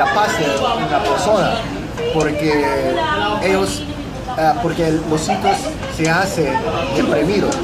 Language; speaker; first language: Spanish; non-native, fluent; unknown